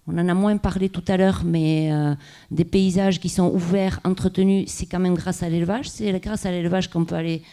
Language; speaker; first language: French; non-native, local second language; Basque